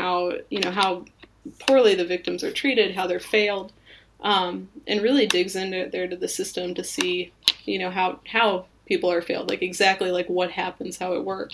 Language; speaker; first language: English; native; English